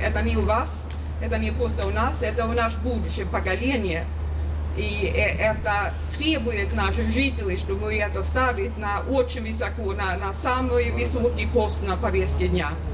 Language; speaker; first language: Russian; non-native, learner; Swedish